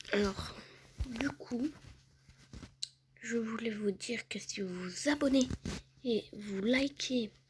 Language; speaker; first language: French; native; French